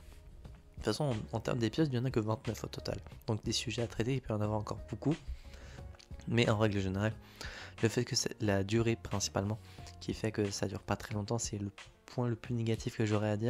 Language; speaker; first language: French; native; French